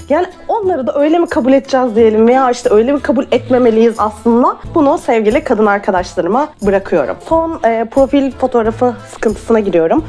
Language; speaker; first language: Turkish; native; Turkish